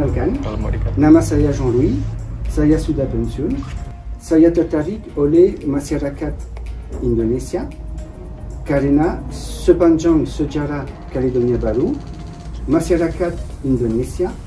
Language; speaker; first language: Indonesian; non-native, learner; French